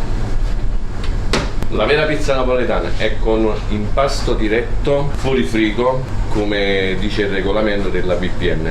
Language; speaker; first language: Italian; native; Italian